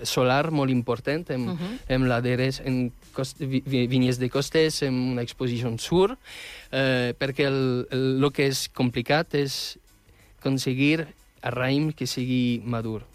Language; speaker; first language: Catalan; non-native, fluent; French